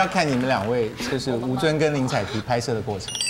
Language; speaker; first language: Chinese; native; Chinese